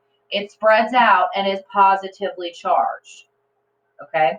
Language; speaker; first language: English; native; English